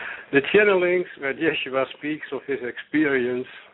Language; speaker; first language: English; non-native, fluent; Dutch